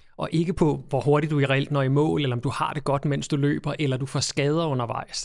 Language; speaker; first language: Danish; native; Danish